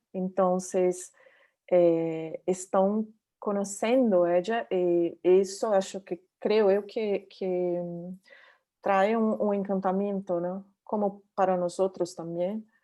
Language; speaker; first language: Spanish; non-native, learner; Portuguese